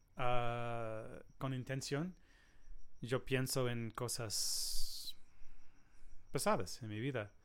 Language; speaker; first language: Spanish; non-native, learner; English